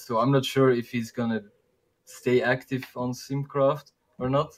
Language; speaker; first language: English; non-native, fluent; Dutch